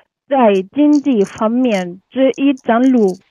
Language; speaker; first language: Chinese; non-native, learner; Arabic